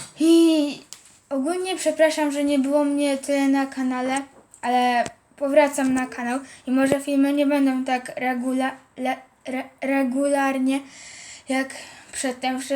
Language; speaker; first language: Polish; native; Polish